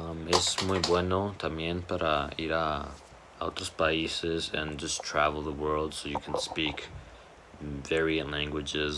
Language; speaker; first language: Spanish; early bilingual, heritage; Spanish